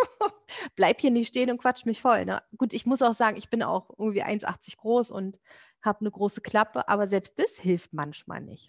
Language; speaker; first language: German; native; German